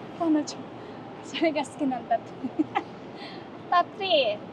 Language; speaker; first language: Japanese; non-native, fluent; Filipino